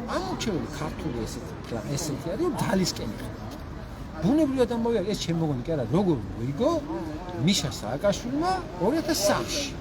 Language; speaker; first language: Georgian; native; Georgian